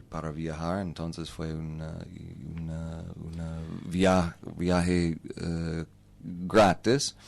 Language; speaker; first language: Spanish; non-native, learner; English